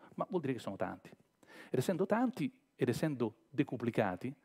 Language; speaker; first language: Italian; native; Italian